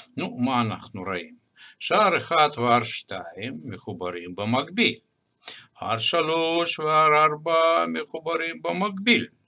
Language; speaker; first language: Hebrew; non-native, fluent; Russian